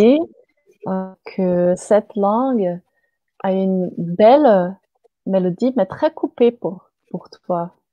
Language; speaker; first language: French; non-native, fluent; Slovenian